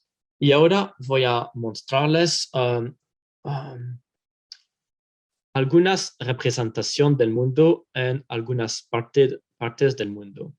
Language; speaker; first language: Spanish; non-native, fluent; French